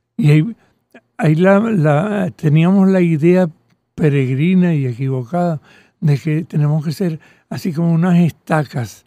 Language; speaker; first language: Spanish; early bilingual, other home language; Catalan